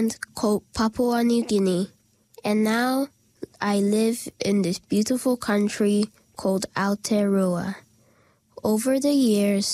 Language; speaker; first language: English; native; English